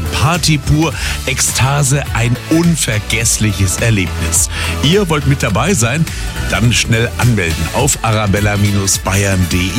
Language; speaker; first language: German; native; German